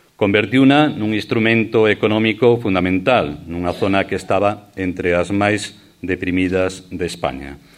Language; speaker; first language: Galician; native; Galician